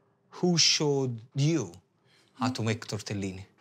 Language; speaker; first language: English; non-native, fluent; Italian